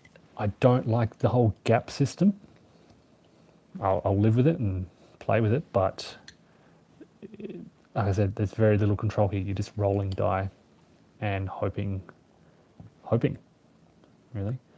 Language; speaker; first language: English; native; English